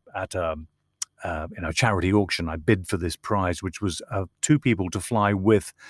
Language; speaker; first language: English; native; English